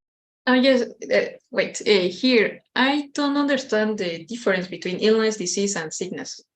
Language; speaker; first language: English; non-native, learner; Spanish